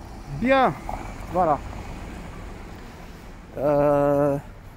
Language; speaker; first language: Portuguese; early bilingual, heritage; Portuguese